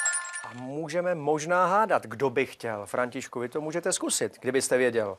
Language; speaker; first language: Czech; native; Czech